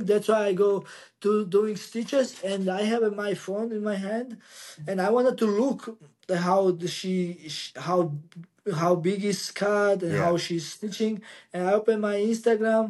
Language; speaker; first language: English; non-native, learner; Georgian